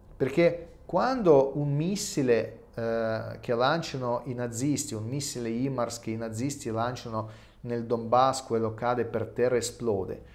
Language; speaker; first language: Italian; non-native, fluent; Russian